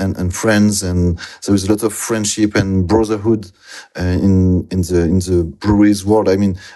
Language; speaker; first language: English; non-native, learner; French